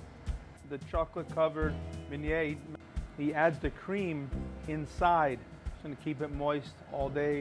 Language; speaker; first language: English; native; English